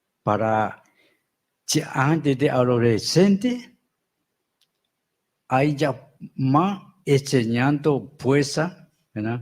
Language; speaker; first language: Spanish; non-native, local second language; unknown